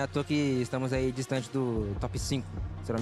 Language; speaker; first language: Portuguese; native; Portuguese